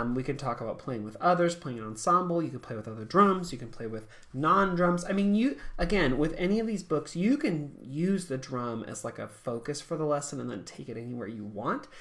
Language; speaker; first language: English; native; English